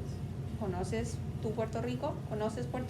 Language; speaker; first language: Spanish; non-native, fluent; English